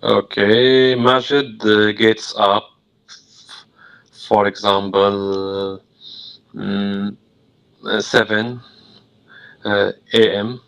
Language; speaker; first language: English; non-native, learner; Arabic